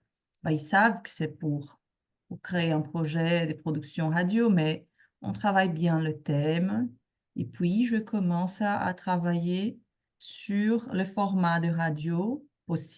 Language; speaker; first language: French; non-native, fluent; Portuguese